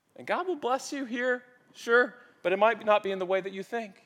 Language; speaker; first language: English; native; English